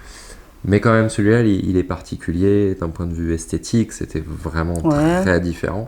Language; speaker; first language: French; native; French